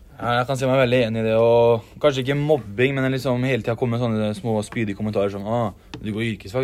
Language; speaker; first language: Norwegian; native; Norwegian